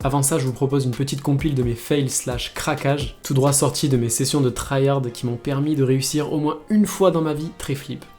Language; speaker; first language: French; native; French